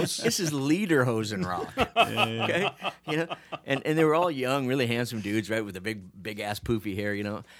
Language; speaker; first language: English; native; English